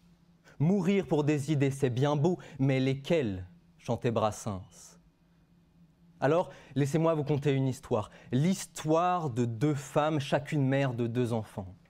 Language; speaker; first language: French; native; French